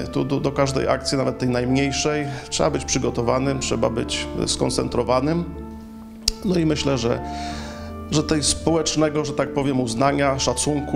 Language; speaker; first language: Polish; native; Polish